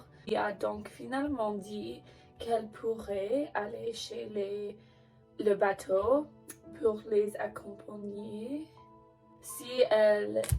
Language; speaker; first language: French; non-native, learner; English